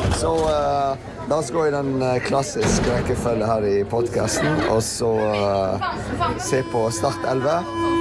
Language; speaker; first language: Norwegian; non-native, fluent; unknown